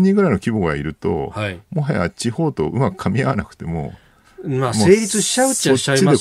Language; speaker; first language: Japanese; native; Japanese